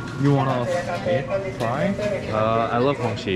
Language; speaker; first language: English; non-native, learner; Korean